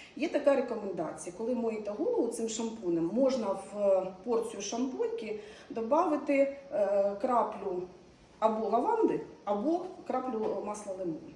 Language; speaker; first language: Ukrainian; non-native, local second language; Russian